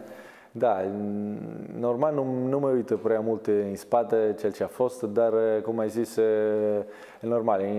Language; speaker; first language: Romanian; non-native, learner; Italian